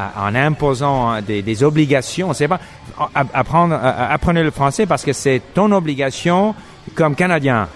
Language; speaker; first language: French; non-native, fluent; English